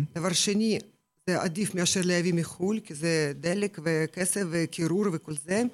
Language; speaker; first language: Hebrew; non-native, fluent; Russian